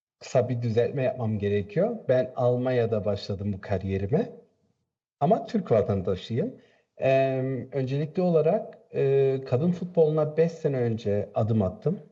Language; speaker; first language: Turkish; native; Turkish